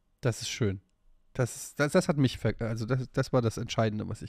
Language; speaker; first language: German; native; German